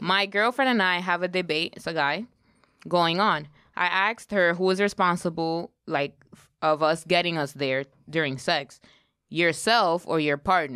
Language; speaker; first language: English; early bilingual, other home language; Spanish